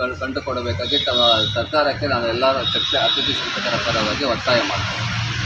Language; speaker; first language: Kannada; native; Kannada